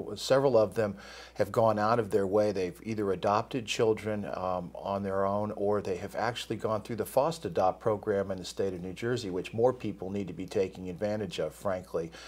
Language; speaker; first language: English; native; English